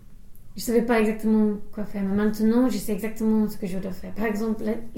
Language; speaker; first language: French; non-native, fluent; English